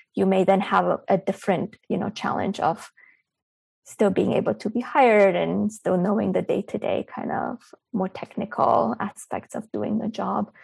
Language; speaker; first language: English; early bilingual, other home language; Bulgarian